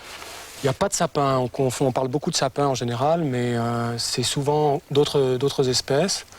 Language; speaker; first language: French; native; French